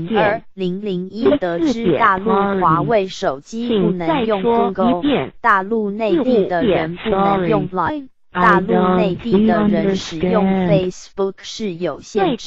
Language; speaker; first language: Chinese; native; Chinese